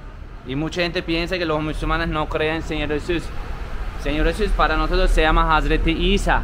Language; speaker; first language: Spanish; non-native, fluent; Turkish